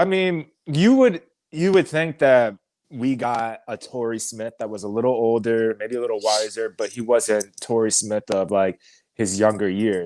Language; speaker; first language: English; native; English